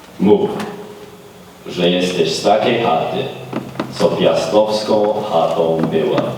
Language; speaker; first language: Polish; early bilingual, heritage; Polish